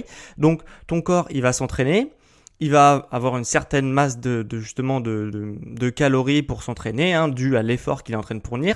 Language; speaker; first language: French; native; French